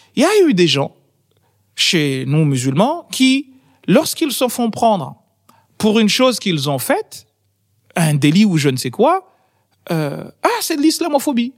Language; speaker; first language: French; non-native, local second language; Ngazidja Comorian